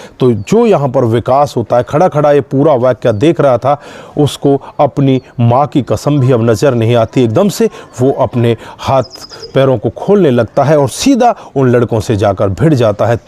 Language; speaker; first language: Hindi; native; Hindi